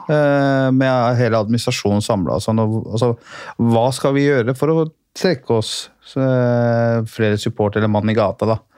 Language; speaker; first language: Norwegian; early bilingual, other home language; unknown